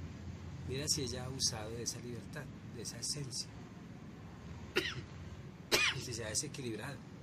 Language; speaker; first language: Spanish; native; Spanish